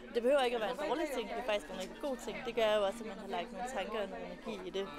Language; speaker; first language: Danish; native; Danish